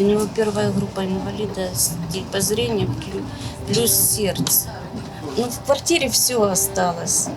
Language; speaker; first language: Russian; native; Russian